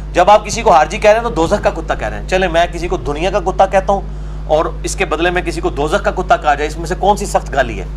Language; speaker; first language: Urdu; non-native, local second language; Punjabi